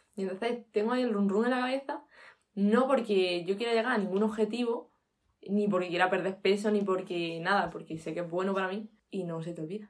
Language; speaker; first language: Spanish; native; Spanish